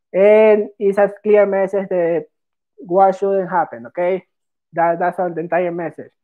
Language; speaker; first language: English; non-native, fluent; Spanish